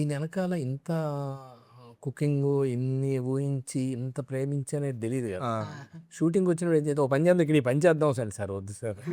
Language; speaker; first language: Telugu; native; Telugu